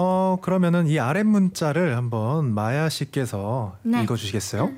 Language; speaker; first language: Korean; native; Korean